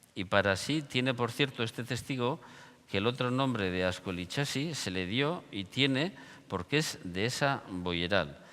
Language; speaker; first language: Spanish; native; Spanish